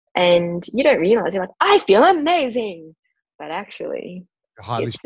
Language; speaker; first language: English; native; English